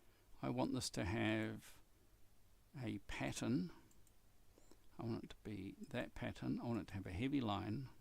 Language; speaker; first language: English; native; English